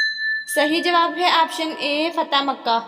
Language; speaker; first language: Urdu; native; Urdu